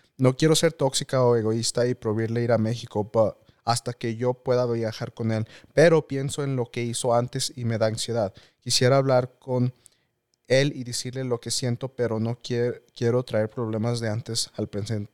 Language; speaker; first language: Spanish; early bilingual, heritage; Spanish